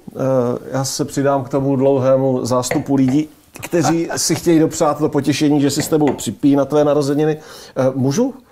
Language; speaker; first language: Czech; native; Czech